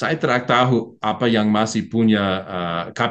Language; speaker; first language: Indonesian; non-native, learner; English